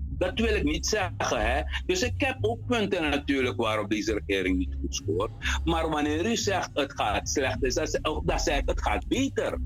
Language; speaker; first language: Dutch; native; Dutch